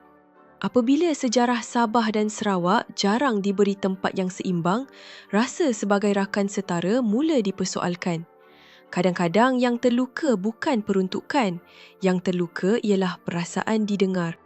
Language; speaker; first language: Malay; native; Malay